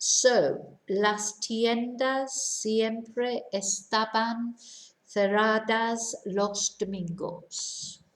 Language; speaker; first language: Spanish; non-native, fluent; English